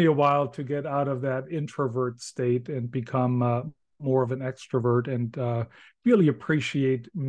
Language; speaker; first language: English; non-native, fluent; German